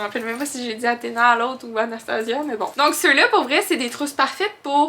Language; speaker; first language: French; native; French